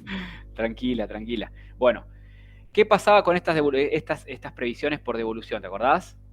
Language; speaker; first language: Spanish; native; Spanish